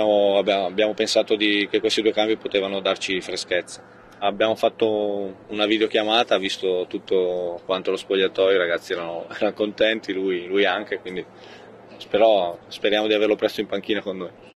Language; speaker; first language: Italian; native; Italian